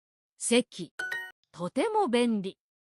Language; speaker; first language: Japanese; non-native, learner; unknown